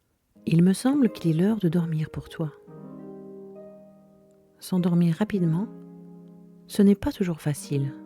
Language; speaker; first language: French; native; French